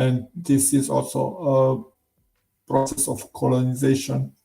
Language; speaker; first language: English; non-native, learner; Romanian